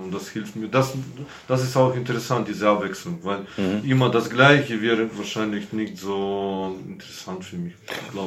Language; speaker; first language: German; non-native, fluent; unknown